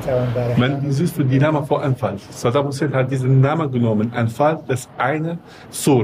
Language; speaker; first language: German; non-native, learner; Kurdish